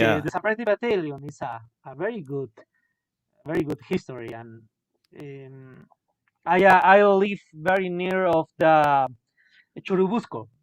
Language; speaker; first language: English; non-native, local second language; Spanish